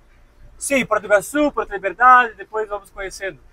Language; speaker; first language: Portuguese; native; Portuguese